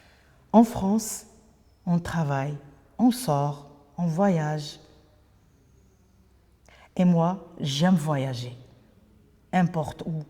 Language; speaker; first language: French; non-native, local second language; Arabic